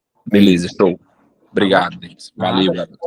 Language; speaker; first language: Portuguese; native; Portuguese